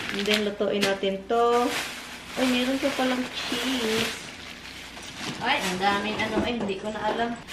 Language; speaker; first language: Filipino; non-native, local second language; Cebuano